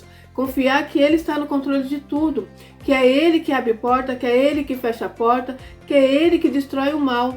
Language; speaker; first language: Portuguese; native; Portuguese